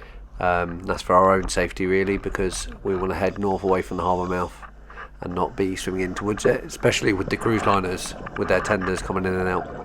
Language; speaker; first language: English; native; English